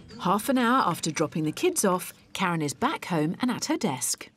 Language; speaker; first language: English; native; English